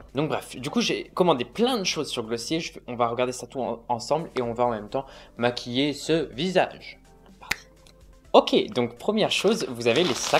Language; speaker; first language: French; native; French